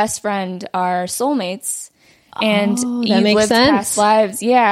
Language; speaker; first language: English; early bilingual, other home language; Vietnamese